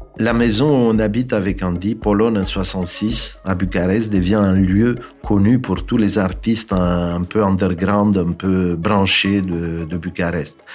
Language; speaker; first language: French; non-native, fluent; Romanian